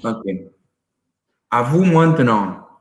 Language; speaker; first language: French; non-native, learner; Portuguese